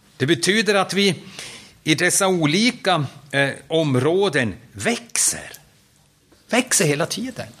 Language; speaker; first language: Swedish; non-native, fluent; German